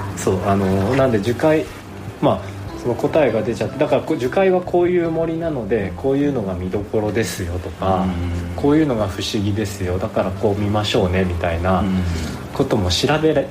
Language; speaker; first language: Japanese; native; Japanese